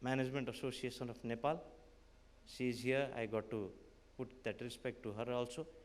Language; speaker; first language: English; non-native, local second language; Nepali